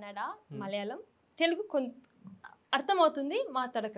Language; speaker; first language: Telugu; non-native, learner; Tamil